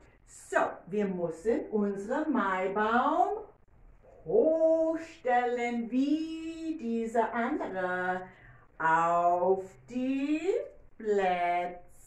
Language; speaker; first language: German; non-native, learner; English